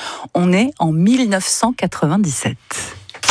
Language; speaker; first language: French; native; French